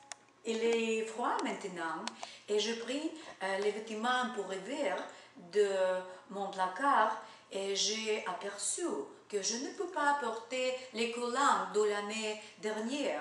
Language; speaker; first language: French; non-native, learner; Russian